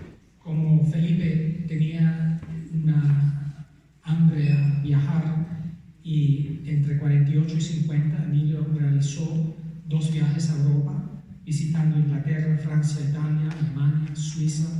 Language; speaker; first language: Spanish; non-native, fluent; English